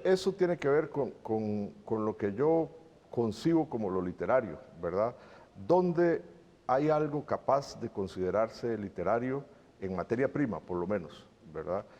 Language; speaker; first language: Spanish; native; Spanish